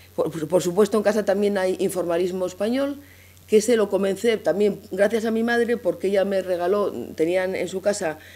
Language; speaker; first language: Spanish; native; Spanish